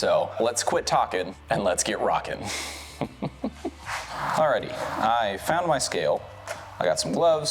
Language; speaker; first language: English; native; English